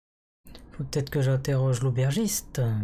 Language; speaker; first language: French; native; French